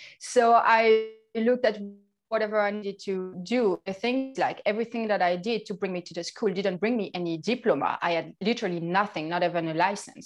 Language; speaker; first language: English; non-native, fluent; French